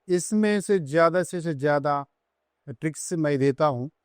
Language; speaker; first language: Hindi; non-native, local second language; Telugu